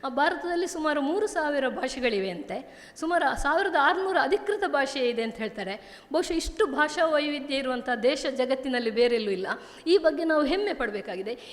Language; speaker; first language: Kannada; native; Kannada